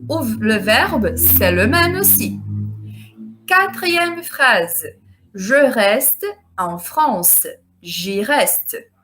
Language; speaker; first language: French; non-native, fluent; Portuguese